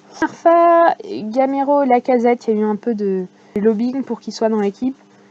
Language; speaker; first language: French; native; French